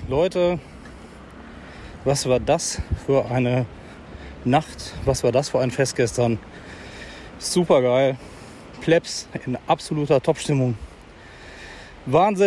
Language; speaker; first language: German; native; German